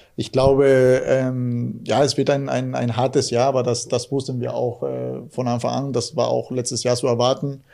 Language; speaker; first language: German; non-native, fluent; Guarani